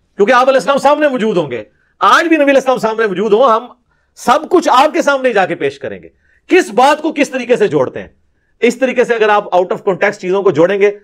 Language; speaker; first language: Urdu; non-native, local second language; Punjabi